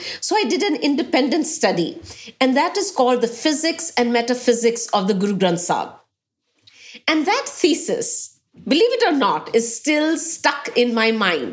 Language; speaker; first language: English; non-native, local second language; Punjabi